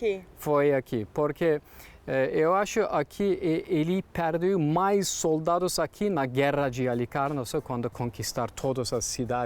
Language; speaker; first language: Portuguese; non-native, learner; Turkish